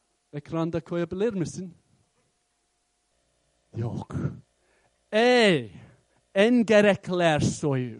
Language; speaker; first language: Turkish; non-native, fluent; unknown